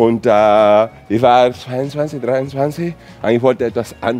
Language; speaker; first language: German; non-native, fluent; Spanish